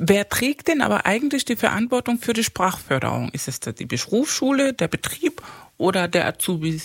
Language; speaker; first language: German; non-native, fluent; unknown